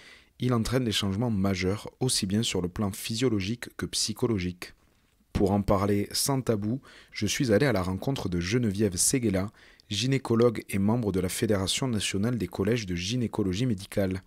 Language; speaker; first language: French; native; French